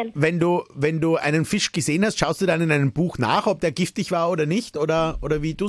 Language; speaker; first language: German; native; German